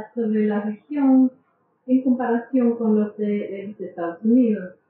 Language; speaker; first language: Spanish; non-native, fluent; English